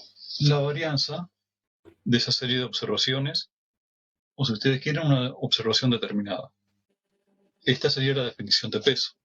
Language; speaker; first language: Spanish; native; Spanish